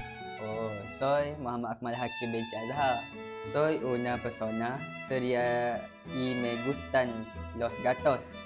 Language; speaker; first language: Spanish; non-native, learner; Malay